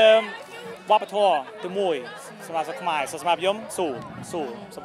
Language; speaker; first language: Khmer; early bilingual, heritage; Khmer